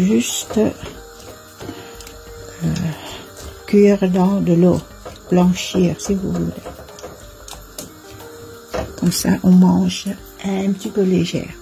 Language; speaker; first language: French; non-native, fluent; Vietnamese